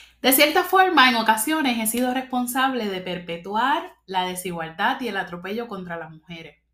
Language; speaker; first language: Spanish; native; Spanish